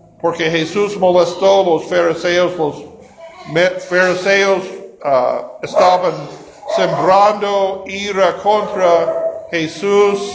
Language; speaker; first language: Spanish; non-native, learner; English